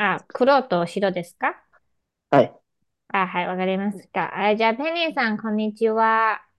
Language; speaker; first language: Japanese; non-native, fluent; Chinese